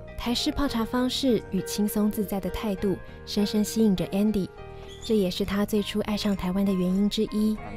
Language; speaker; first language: Chinese; native; Chinese